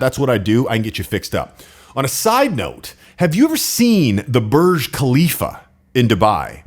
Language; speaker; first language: English; native; English